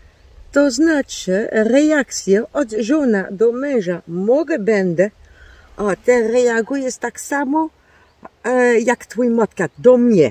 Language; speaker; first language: Polish; non-native, learner; Dutch